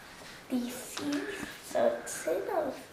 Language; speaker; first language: German; early bilingual, other home language; Persian